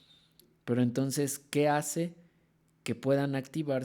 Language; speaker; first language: Spanish; native; Spanish